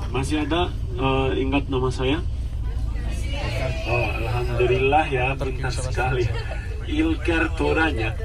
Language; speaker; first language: Indonesian; non-native, fluent; Turkish